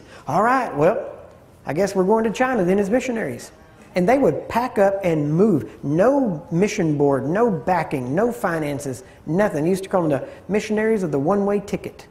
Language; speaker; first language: English; native; English